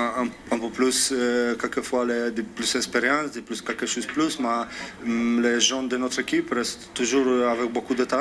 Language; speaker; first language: French; non-native, learner; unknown